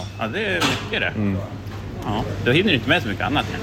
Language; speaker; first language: Swedish; native; Swedish